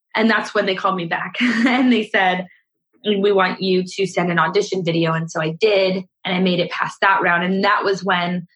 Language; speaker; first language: English; native; English